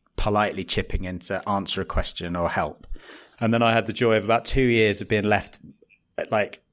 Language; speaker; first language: English; native; English